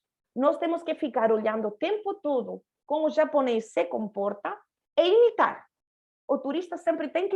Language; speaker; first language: Portuguese; non-native, fluent; Spanish